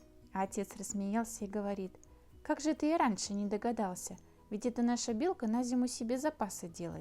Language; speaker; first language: Russian; native; Russian